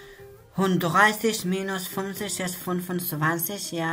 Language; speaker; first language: German; non-native, learner; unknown